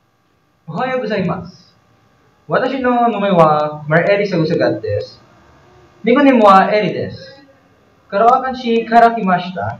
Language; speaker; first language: Japanese; non-native, learner; Filipino